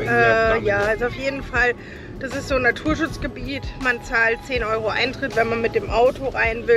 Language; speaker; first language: German; native; German